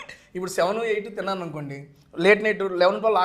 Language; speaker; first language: Telugu; native; Telugu